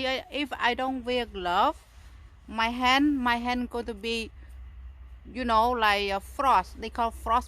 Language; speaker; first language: English; non-native, fluent; Khmer